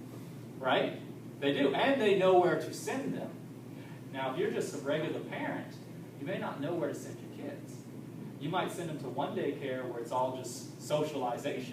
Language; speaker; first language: English; native; English